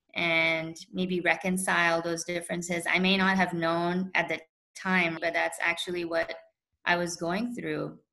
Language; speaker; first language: English; early bilingual, other home language; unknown